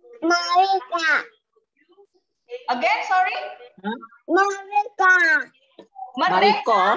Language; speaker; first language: English; non-native, learner; Indonesian